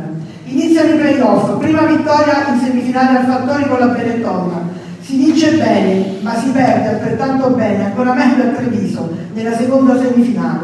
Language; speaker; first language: Italian; native; Italian